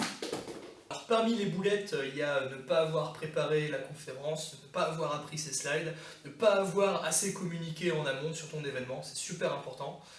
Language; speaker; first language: French; native; French